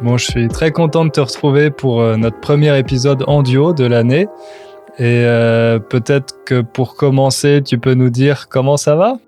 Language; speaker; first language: French; native; French